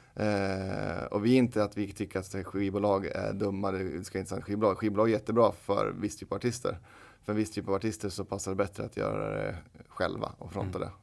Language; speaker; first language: Swedish; native; Swedish